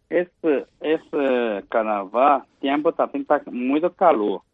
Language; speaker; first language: Portuguese; non-native, learner; Chinese